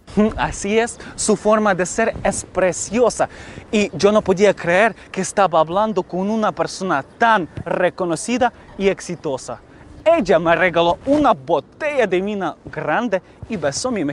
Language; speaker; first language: Spanish; non-native, fluent; Ukrainian